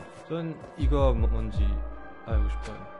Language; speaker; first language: Korean; non-native, fluent; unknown